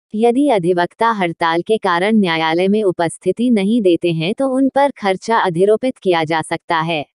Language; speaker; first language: Hindi; native; Hindi